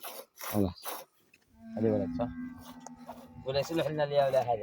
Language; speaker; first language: Arabic; native; Arabic